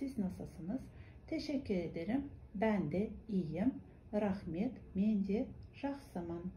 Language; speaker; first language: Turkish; non-native, fluent; Kazakh